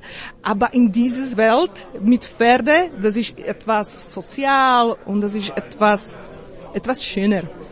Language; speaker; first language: German; non-native, learner; Slovak